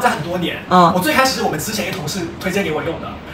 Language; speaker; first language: Chinese; native; Chinese